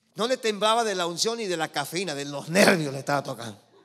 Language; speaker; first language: Spanish; early bilingual, heritage; Spanish